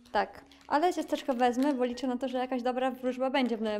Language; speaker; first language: Polish; native; Polish